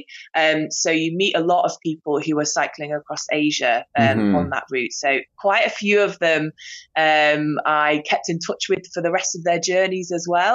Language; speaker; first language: English; native; English